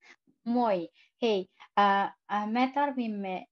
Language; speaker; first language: Finnish; non-native, learner; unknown